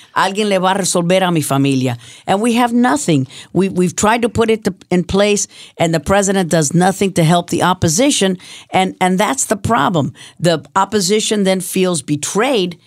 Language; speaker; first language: English; early bilingual, other home language; Spanish